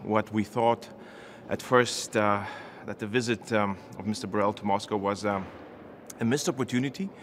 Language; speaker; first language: English; non-native, fluent; Lithuanian